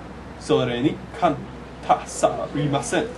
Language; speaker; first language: Japanese; non-native, learner; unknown